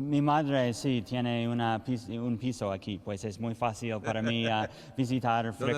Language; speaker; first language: Spanish; early bilingual, heritage; English